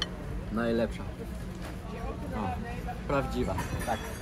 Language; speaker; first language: Polish; non-native, fluent; French